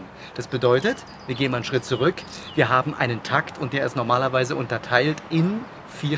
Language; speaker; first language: German; native; German